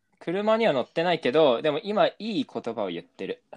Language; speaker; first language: Japanese; native; Japanese